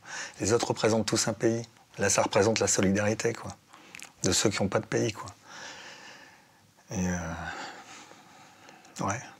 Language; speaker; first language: French; native; French